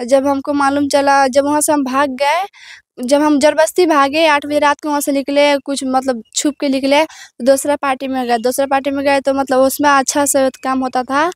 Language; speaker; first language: Hindi; native; Hindi